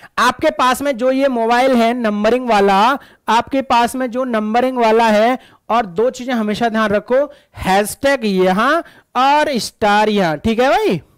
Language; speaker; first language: Hindi; native; Hindi